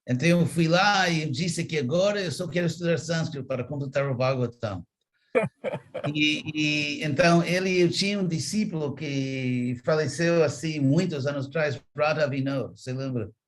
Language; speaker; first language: Portuguese; non-native, fluent; English